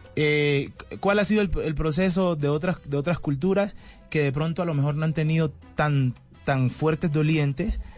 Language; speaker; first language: Spanish; native; Spanish